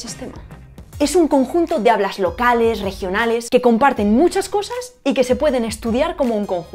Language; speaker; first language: Spanish; native; Spanish